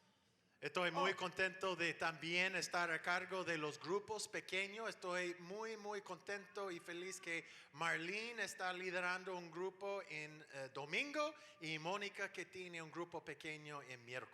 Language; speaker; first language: Spanish; non-native, fluent; English